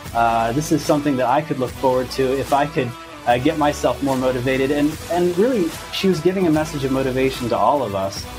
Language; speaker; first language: English; native; English